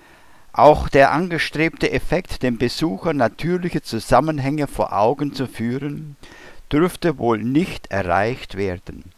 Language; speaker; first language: German; native; German